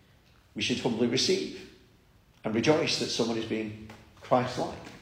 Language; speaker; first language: English; native; English